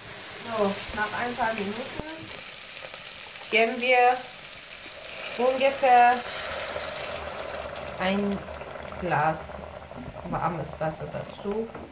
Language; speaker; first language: German; non-native, fluent; Persian